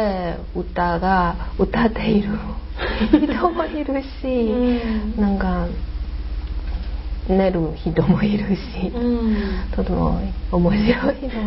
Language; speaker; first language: Japanese; non-native, learner; Chinese